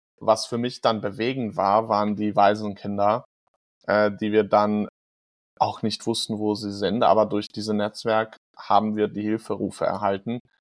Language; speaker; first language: German; non-native, fluent; Hungarian